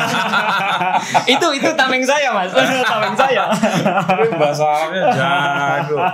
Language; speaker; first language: Indonesian; non-native, local second language; Madurese